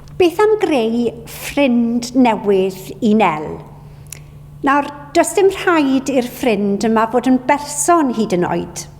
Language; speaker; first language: Welsh; native; Welsh